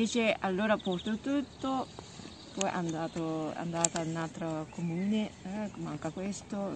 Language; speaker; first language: Italian; non-native, learner; Japanese